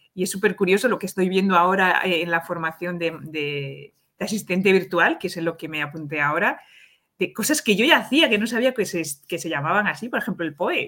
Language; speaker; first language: Spanish; native; Spanish